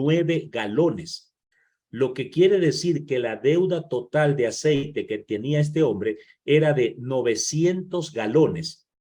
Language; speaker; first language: Spanish; native; Spanish